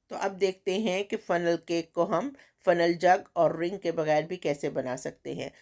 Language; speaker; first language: Urdu; native; Urdu